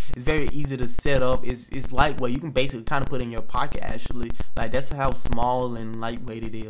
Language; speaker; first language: English; native; English